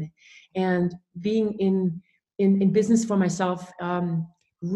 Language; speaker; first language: English; non-native, fluent; German